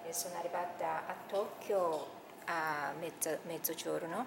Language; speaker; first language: Italian; non-native, fluent; Japanese